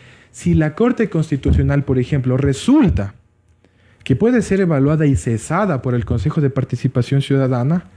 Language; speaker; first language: Spanish; native; Spanish